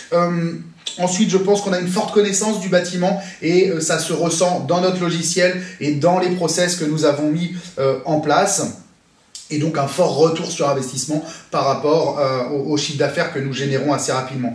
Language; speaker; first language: French; native; French